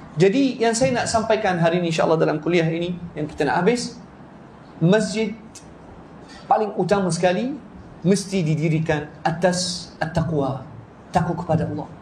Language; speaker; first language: Malay; non-native, fluent; Arabic